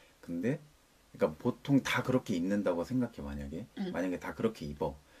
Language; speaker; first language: Korean; native; Korean